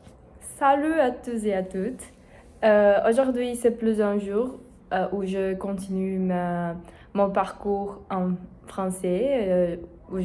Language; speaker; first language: French; non-native, learner; Portuguese